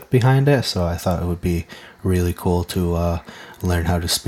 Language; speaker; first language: English; non-native, fluent; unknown